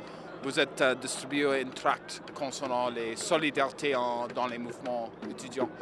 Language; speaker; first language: French; non-native, learner; English